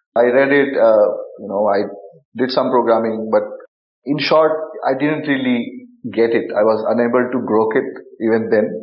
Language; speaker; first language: English; non-native, local second language; Bangla